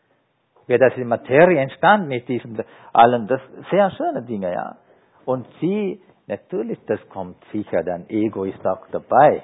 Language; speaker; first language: German; non-native, fluent; Sinhala